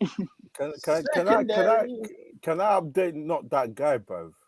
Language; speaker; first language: English; native; English